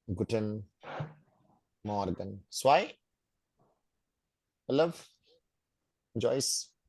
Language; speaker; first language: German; non-native, fluent; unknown